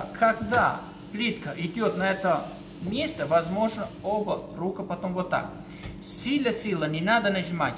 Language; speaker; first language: Russian; non-native, learner; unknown